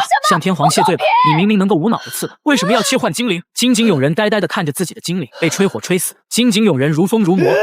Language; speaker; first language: Chinese; native; Chinese